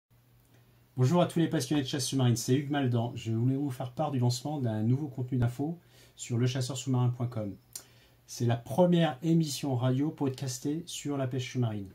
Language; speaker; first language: French; native; French